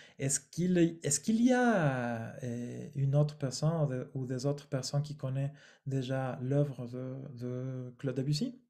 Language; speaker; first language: French; non-native, fluent; Spanish